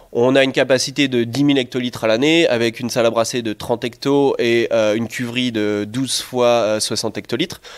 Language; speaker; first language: French; native; French